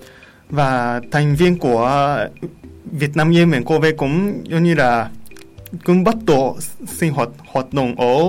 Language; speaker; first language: Vietnamese; non-native, learner; Japanese